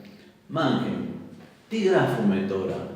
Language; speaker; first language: Greek; non-native, fluent; Spanish